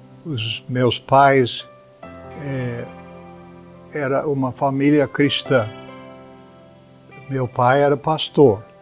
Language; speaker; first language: Portuguese; non-native, fluent; English